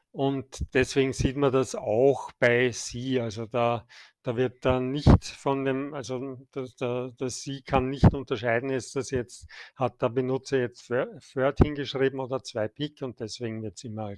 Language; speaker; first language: German; native; German